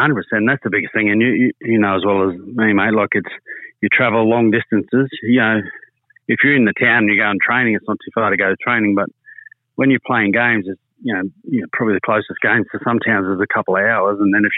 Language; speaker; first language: English; native; English